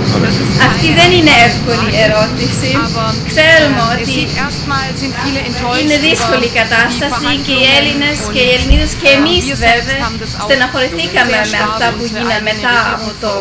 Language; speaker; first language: Greek; early bilingual, heritage; Greek